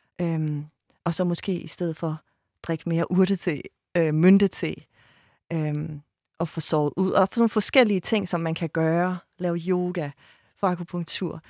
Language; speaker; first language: Danish; early bilingual, other home language; Persian